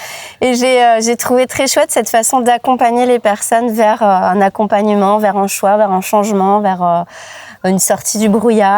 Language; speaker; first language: French; native; French